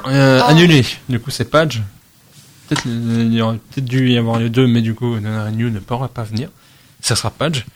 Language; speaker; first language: French; native; French